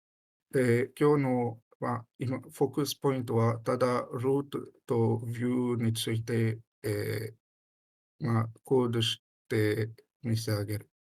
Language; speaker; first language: Japanese; non-native, learner; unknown